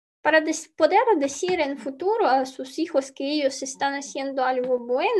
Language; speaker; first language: Spanish; non-native, learner; Ukrainian